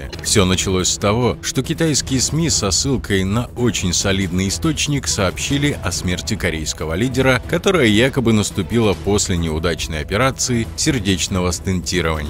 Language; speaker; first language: Russian; native; Russian